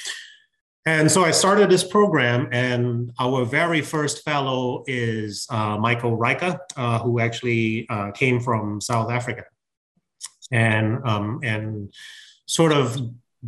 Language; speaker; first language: English; non-native, local second language; Min Nan Chinese